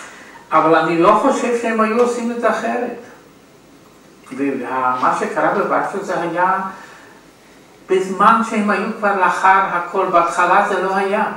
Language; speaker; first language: Hebrew; non-native, fluent; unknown